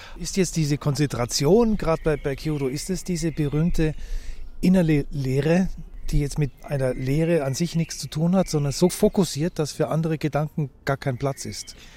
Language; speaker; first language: German; native; German